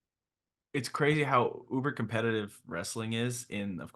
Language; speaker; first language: English; native; English